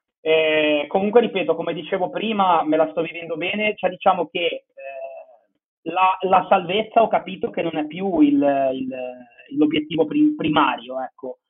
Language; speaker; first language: Italian; native; Italian